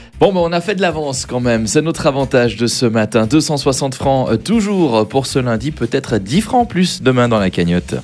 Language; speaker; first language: French; native; French